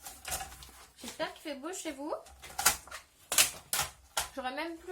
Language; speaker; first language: French; native; French